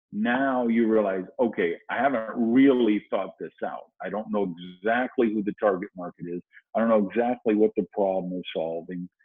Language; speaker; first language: English; native; English